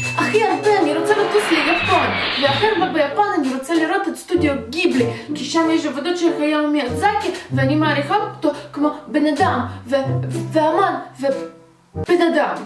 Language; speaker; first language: Hebrew; non-native, fluent; Russian